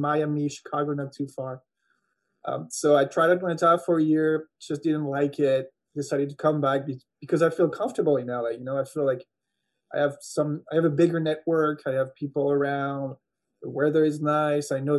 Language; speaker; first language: English; non-native, fluent; French